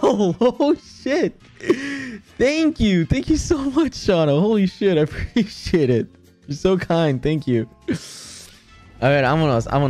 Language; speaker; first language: English; early bilingual, other home language; Spanish